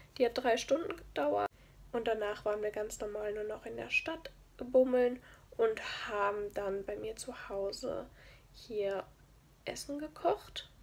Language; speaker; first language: German; native; German